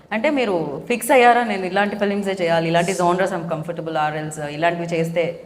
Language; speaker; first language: Telugu; native; Telugu